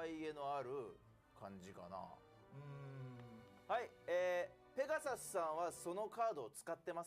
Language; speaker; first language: Japanese; native; Japanese